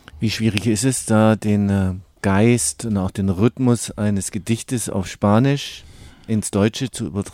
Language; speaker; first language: German; native; German